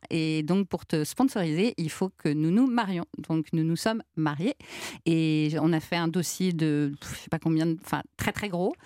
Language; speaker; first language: French; native; French